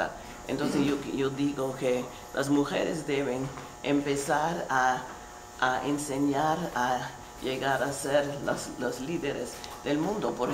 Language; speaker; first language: Spanish; non-native, fluent; English